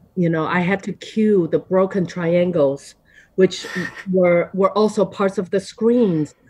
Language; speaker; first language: English; non-native, fluent; Chinese